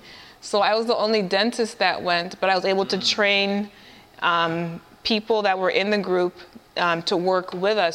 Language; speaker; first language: English; native; English